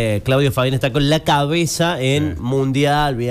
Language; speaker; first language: Spanish; native; Spanish